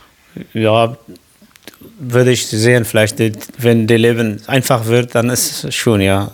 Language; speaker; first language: German; non-native, learner; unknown